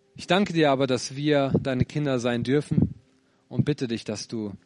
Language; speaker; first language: German; native; German